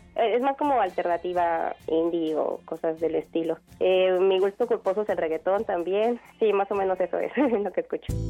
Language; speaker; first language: Spanish; native; Spanish